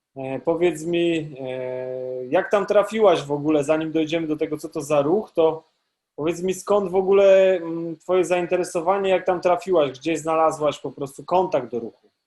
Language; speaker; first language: Polish; native; Polish